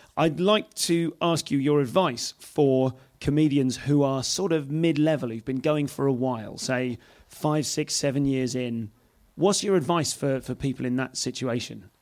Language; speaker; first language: English; native; English